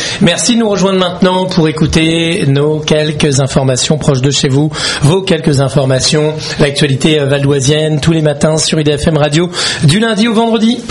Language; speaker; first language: French; native; French